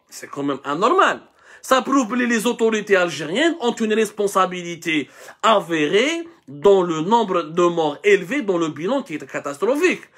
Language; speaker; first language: French; non-native, local second language; Arabic